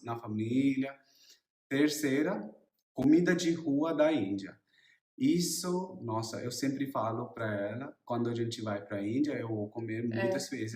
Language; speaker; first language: Portuguese; non-native, learner; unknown